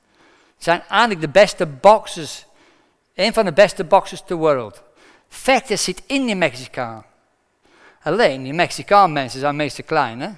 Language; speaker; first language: Dutch; non-native, fluent; English